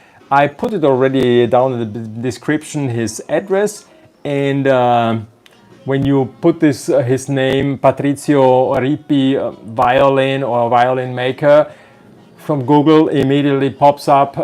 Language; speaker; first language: English; non-native, fluent; German